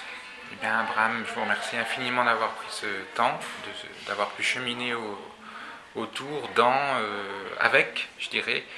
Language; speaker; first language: French; native; French